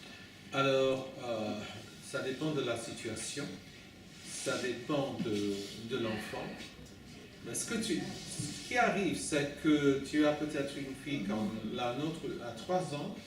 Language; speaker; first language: French; non-native, fluent; English